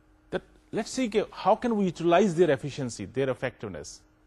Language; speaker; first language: English; non-native, local second language; Urdu